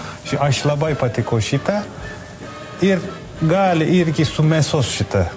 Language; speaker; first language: Lithuanian; non-native, learner; Turkish